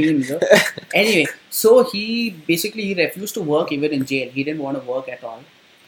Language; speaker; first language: English; non-native, local second language; Kannada